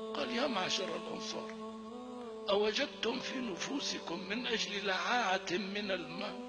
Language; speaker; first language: Arabic; early bilingual, other home language; Kurdish